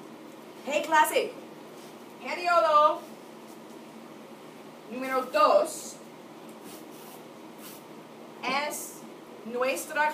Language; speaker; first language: Spanish; non-native, fluent; English